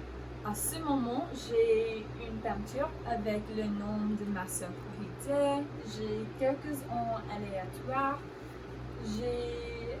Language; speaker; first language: French; non-native, learner; English